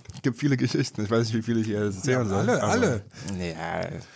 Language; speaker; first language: German; native; German